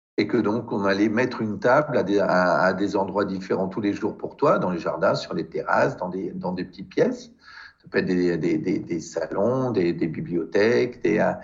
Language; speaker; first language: French; native; French